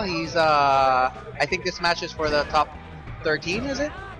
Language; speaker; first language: English; non-native, local second language; Spanish